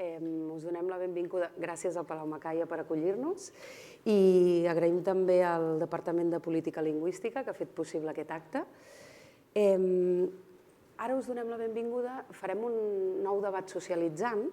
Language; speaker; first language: Catalan; native; Catalan